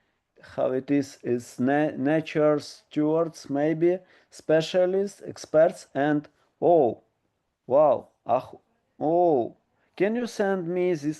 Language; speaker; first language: English; non-native, learner; Ukrainian